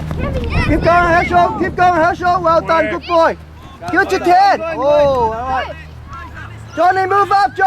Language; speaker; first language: English; native; English